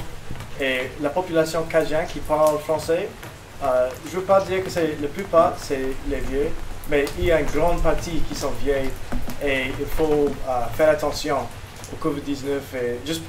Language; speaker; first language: French; non-native, local second language; English